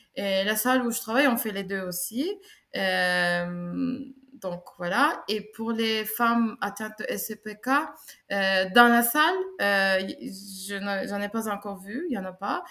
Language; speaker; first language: French; non-native, fluent; Turkish